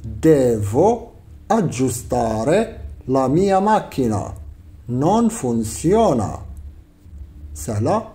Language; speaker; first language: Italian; non-native, fluent; Arabic